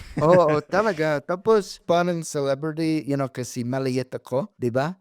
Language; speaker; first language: Filipino; non-native, fluent; English